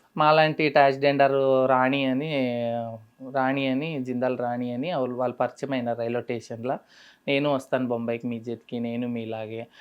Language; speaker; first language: Telugu; native; Telugu